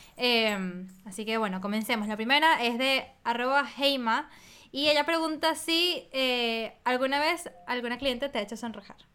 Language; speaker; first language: Spanish; native; Spanish